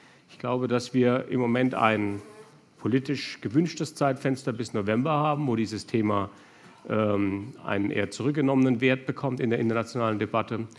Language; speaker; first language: German; native; German